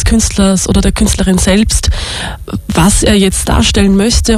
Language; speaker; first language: German; native; German